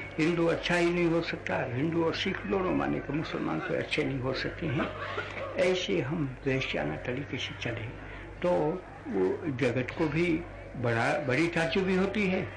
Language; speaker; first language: Hindi; non-native, local second language; Gujarati